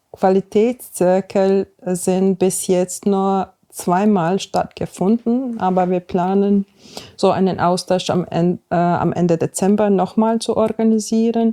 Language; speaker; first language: German; non-native, fluent; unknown